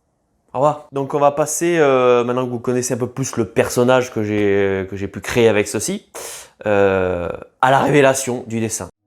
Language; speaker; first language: French; native; French